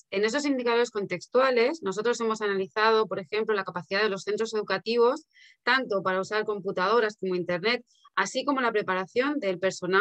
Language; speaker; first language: Spanish; native; Spanish